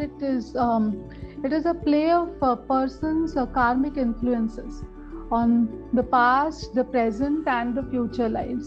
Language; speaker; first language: English; non-native, local second language; Marathi